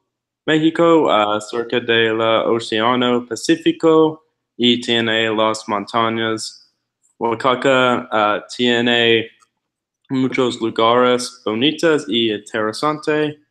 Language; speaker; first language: Spanish; non-native, learner; English